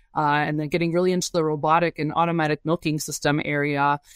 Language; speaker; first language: English; native; English